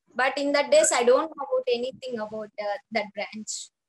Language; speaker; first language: English; non-native, local second language; Telugu